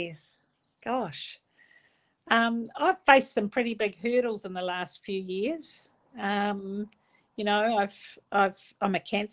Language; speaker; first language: English; native; English